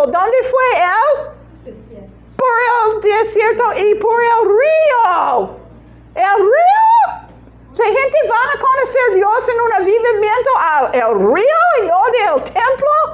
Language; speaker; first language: Spanish; non-native, learner; English